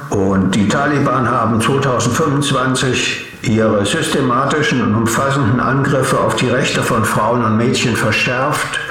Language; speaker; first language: German; native; German